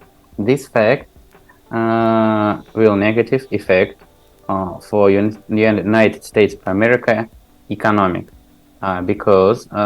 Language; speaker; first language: English; non-native, learner; Tajik